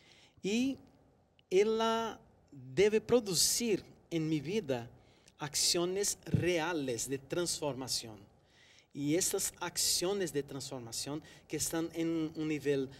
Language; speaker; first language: Spanish; non-native, fluent; Portuguese